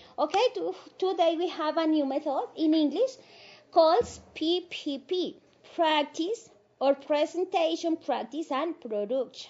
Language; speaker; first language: English; non-native, fluent; Spanish